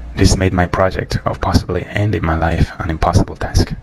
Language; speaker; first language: English; non-native, fluent; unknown